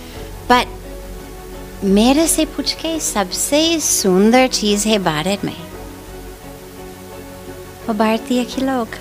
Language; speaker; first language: Hindi; non-native, fluent; English